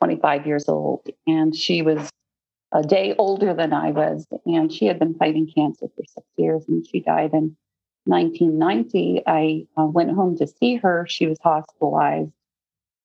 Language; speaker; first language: English; native; English